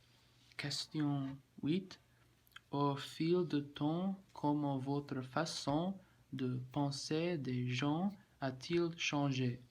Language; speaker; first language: French; non-native, learner; English